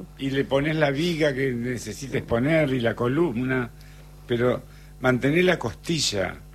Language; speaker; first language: Spanish; native; Spanish